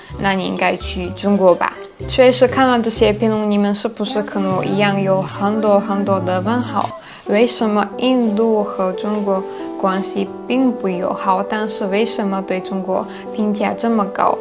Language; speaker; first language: Chinese; non-native, fluent; Slovak